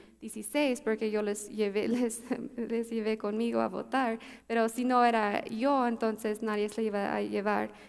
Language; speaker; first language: Spanish; early bilingual, heritage; Spanish